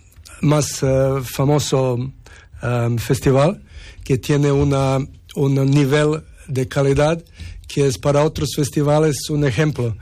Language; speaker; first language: Spanish; non-native, learner; Serbian